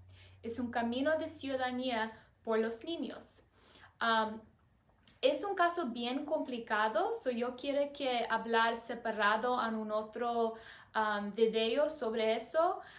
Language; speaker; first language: Spanish; non-native, learner; English